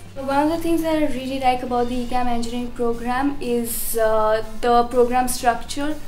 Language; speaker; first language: English; non-native, local second language; Bangla